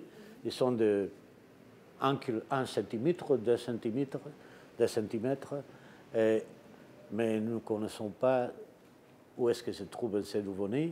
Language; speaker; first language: French; non-native, fluent; Spanish